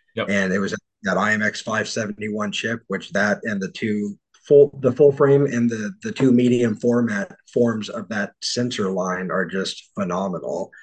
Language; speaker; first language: English; native; English